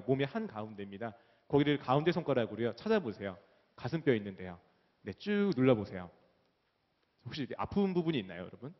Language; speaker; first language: Korean; native; Korean